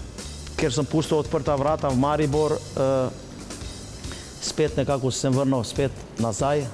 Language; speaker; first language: Slovenian; non-native, fluent; Albanian